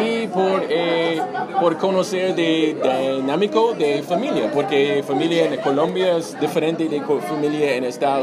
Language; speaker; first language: Spanish; non-native, learner; English